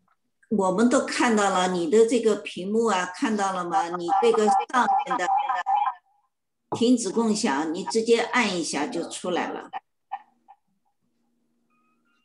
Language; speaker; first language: Chinese; native; Chinese